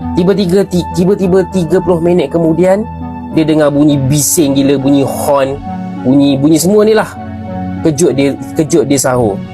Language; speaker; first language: Malay; native; Malay